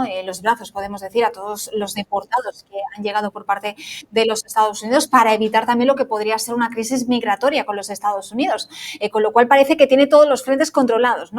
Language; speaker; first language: Spanish; native; Spanish